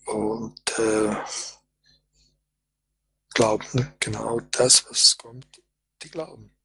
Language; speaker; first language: German; non-native, fluent; Croatian